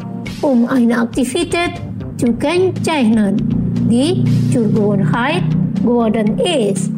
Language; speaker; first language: German; non-native, fluent; Indonesian